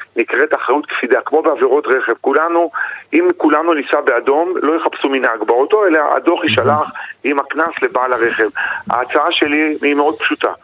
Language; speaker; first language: Hebrew; native; Hebrew